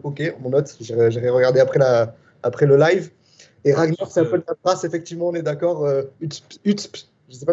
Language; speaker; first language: French; native; French